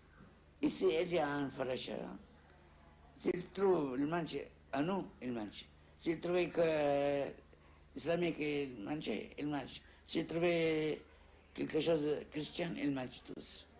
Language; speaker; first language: French; non-native, learner; Arabic